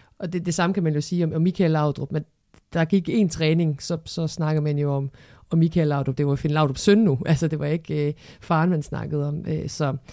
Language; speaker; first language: Danish; early bilingual, other home language; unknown